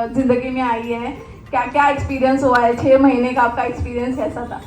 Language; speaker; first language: Hindi; non-native, local second language; Marathi